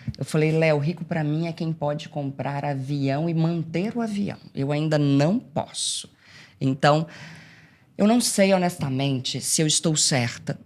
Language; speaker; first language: Portuguese; native; Portuguese